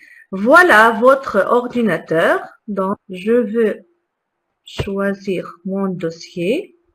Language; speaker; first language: French; non-native, local second language; Arabic